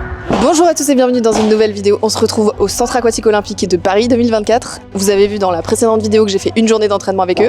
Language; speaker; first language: French; native; French